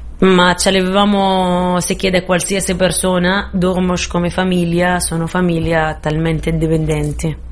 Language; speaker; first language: Italian; non-native, fluent; Arabic